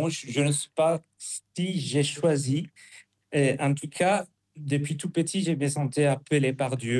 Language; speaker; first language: French; non-native, fluent; Spanish